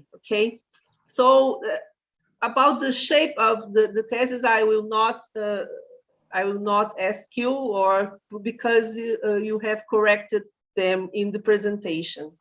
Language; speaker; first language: English; non-native, fluent; Portuguese